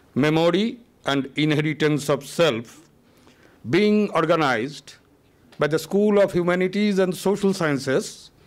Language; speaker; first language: English; non-native, local second language; Bangla